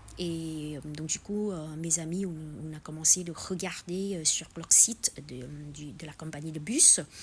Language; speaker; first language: French; non-native, fluent; Vietnamese